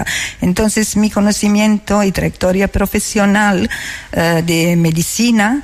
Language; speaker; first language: Spanish; non-native, learner; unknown